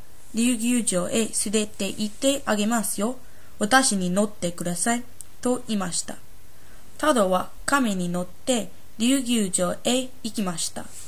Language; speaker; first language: Japanese; non-native, learner; English